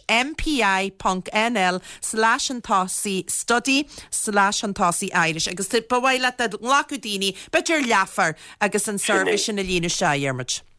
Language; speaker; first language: Irish; native; Irish